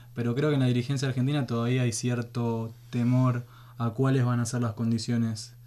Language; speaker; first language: Spanish; native; Spanish